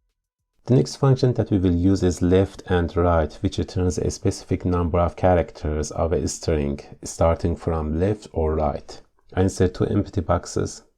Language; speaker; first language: English; non-native, fluent; Persian